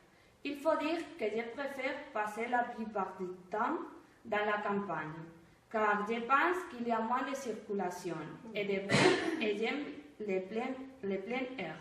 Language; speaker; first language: French; non-native, learner; Spanish